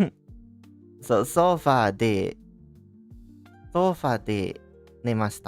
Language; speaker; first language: Japanese; non-native, learner; English